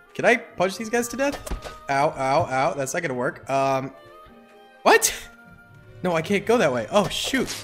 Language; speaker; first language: English; native; English